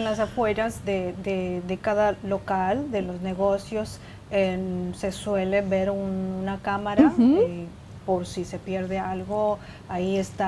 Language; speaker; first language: Spanish; non-native, fluent; Chinese